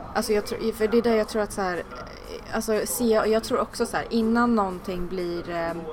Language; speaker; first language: Swedish; native; Swedish